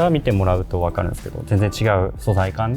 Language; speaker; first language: Japanese; native; Japanese